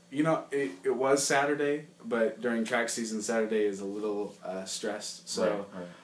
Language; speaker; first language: English; native; English